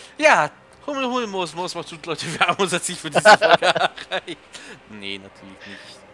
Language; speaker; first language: German; native; German